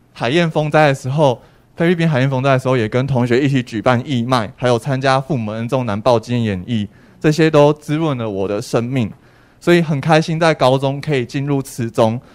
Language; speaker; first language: Chinese; native; Chinese